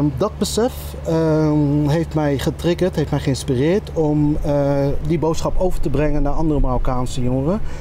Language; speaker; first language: Dutch; early bilingual, other home language; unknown